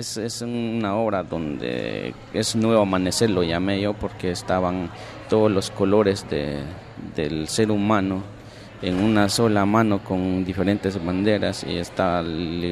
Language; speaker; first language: Spanish; non-native, local second language; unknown